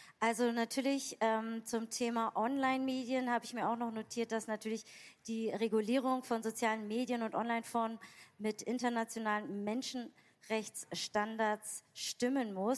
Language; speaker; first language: German; native; German